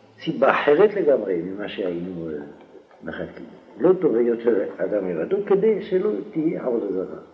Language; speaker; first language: Hebrew; non-native, fluent; French